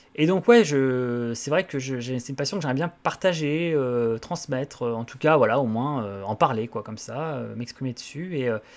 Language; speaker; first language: French; native; French